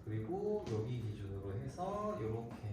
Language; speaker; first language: Korean; native; Korean